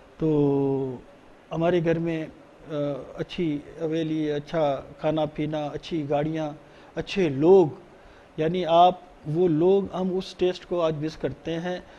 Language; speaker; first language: Urdu; non-native, local second language; Baluchi